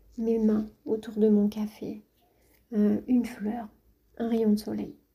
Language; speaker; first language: French; native; French